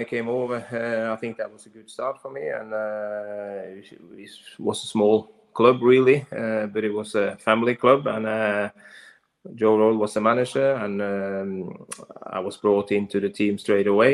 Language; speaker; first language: English; non-native, fluent; Norwegian